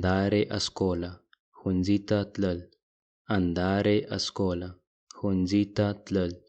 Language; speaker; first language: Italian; non-native, fluent; Pashto